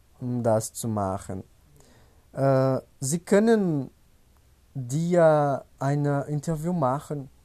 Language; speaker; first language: German; non-native, learner; Portuguese